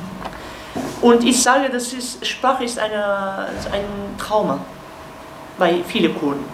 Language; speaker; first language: German; non-native, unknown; Kurdish